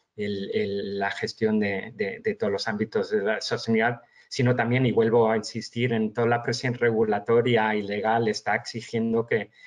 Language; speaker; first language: Spanish; early bilingual, heritage; Spanish